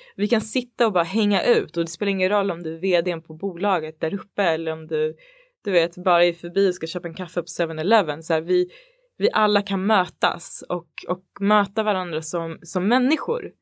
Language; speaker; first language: Swedish; early bilingual, other home language; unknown